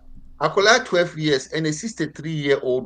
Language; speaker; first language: English; non-native, local second language; Akan